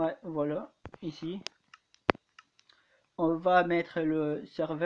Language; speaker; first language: French; native; French